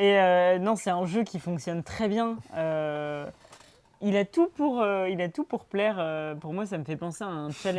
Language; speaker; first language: French; native; French